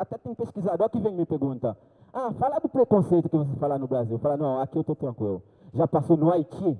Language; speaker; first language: Portuguese; non-native, learner; Haitian Creole